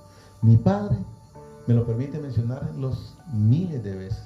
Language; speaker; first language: Spanish; native; Spanish